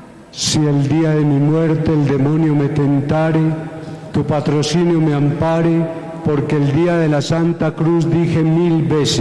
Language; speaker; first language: Spanish; native; Spanish